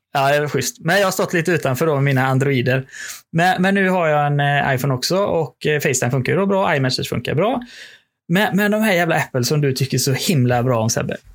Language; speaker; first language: Swedish; native; Swedish